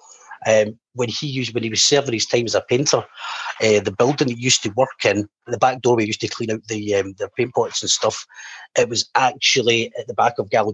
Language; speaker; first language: English; native; English